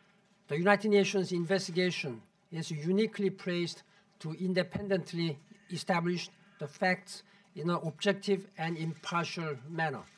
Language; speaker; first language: English; non-native, fluent; Korean